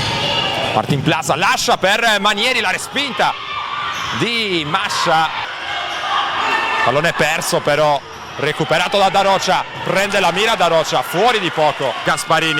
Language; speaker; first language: Italian; native; Italian